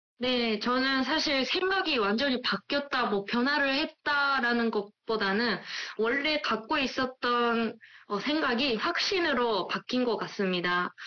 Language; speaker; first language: Korean; non-native, fluent; Japanese